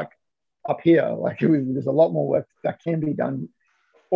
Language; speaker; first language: English; native; English